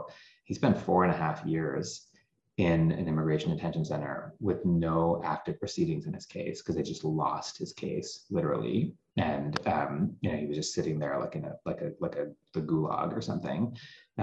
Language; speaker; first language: English; native; English